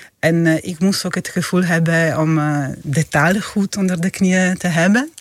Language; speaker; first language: Dutch; non-native, fluent; Italian